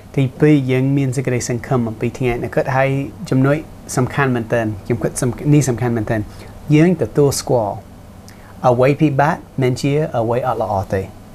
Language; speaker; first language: Khmer; early bilingual, heritage; Khmer